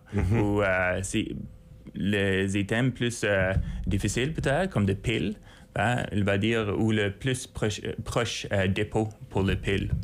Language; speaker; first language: French; non-native, fluent; Swedish